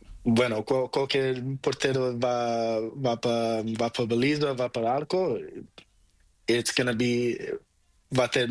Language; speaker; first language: Spanish; non-native, learner; Portuguese